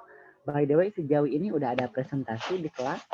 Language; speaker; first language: Indonesian; native; Indonesian